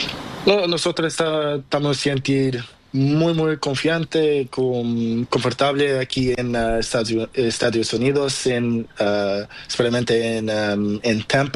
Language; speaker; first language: Spanish; non-native, learner; Portuguese